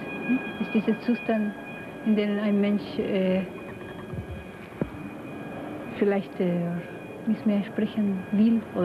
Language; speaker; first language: German; non-native, fluent; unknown